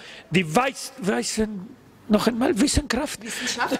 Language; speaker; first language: German; non-native, learner; Spanish